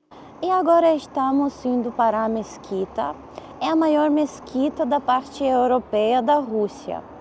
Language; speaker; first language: Portuguese; non-native, fluent; Armenian